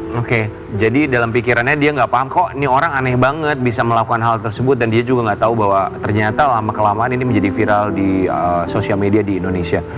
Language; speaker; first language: Indonesian; native; Indonesian